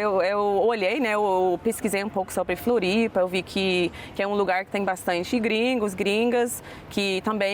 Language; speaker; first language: Portuguese; non-native, fluent; English